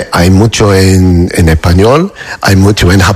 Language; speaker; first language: Spanish; non-native, fluent; English